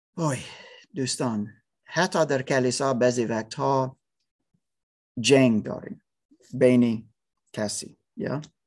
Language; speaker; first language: Persian; non-native, learner; English